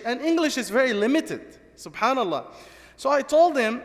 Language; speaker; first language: English; non-native, fluent; Arabic